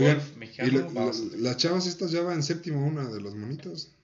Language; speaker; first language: Spanish; native; Spanish